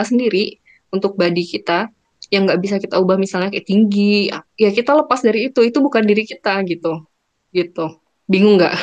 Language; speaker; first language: Indonesian; native; Indonesian